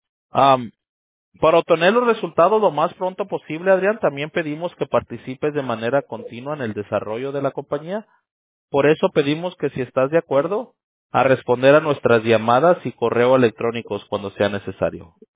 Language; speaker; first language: Spanish; early bilingual, heritage; Spanish